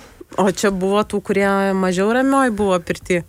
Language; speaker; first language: Lithuanian; native; Lithuanian